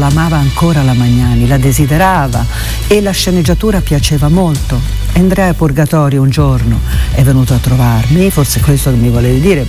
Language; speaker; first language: Italian; native; Italian